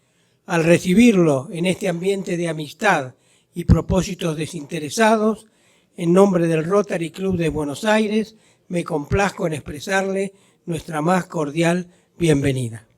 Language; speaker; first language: Spanish; native; Spanish